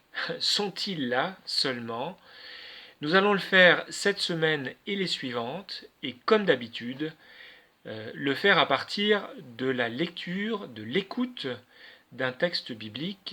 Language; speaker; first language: French; native; French